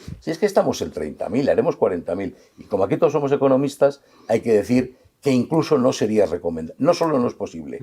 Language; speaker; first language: Spanish; native; Spanish